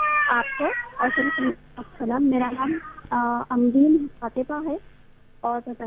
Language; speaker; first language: Hindi; non-native, local second language; Urdu